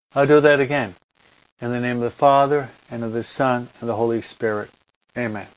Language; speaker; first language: English; native; English